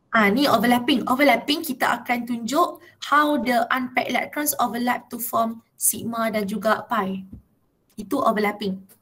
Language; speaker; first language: English; non-native, local second language; Malay